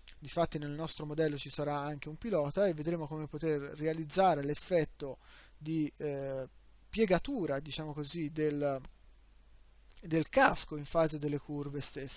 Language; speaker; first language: Italian; native; Italian